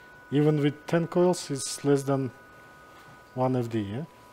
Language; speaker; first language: English; non-native, fluent; Kazakh